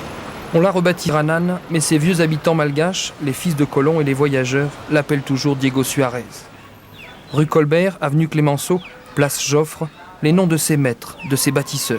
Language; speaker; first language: French; native; French